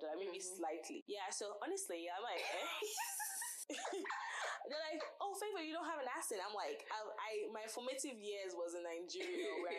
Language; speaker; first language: English; non-native, local second language; Igbo